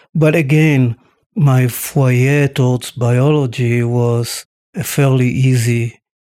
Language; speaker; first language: English; non-native, fluent; Hebrew